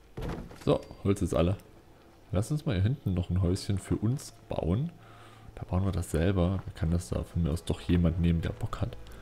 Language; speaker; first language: German; native; German